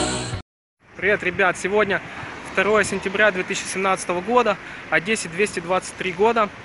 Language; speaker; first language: Russian; native; Russian